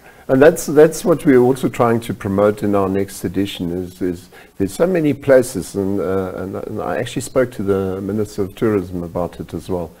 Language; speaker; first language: English; non-native, local second language; German